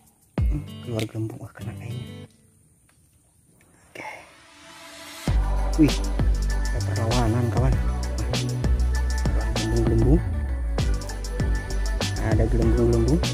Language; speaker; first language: Indonesian; native; Indonesian